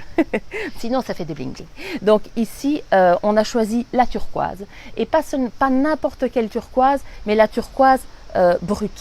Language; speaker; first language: French; native; French